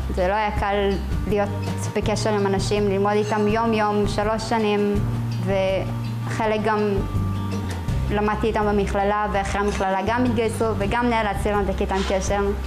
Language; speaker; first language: Hebrew; non-native, local second language; Arabic